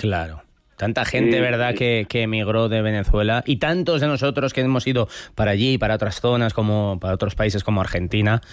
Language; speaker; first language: Spanish; native; Spanish